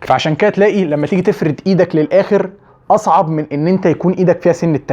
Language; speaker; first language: Arabic; native; Arabic